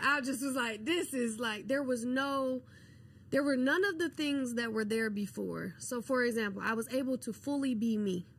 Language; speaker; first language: English; native; English